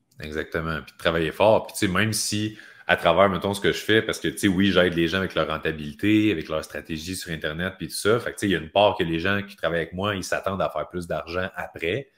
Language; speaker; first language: French; native; French